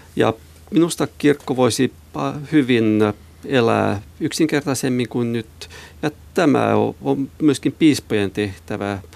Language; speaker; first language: Finnish; non-native, local second language; Swedish